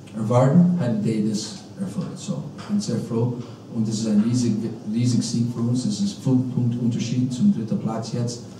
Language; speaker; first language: German; non-native, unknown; English